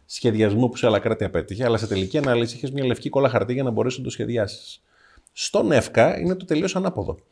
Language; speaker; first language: Greek; native; Greek